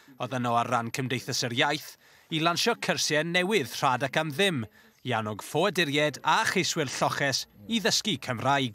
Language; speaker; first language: Welsh; native; Welsh